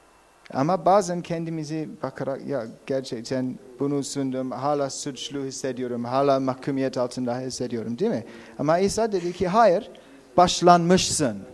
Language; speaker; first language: Turkish; non-native, fluent; English